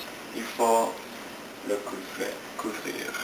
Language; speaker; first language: French; non-native, learner; English